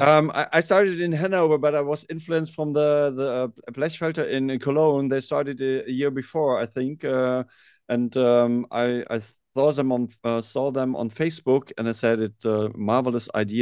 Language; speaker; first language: English; non-native, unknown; German